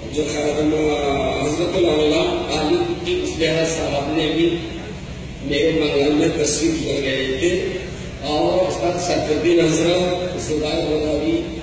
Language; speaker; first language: Urdu; non-native, local second language; Bangla